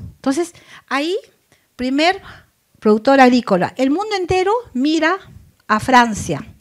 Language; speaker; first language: Spanish; native; Spanish